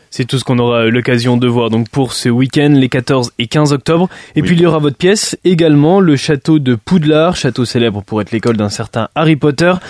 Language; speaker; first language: French; native; French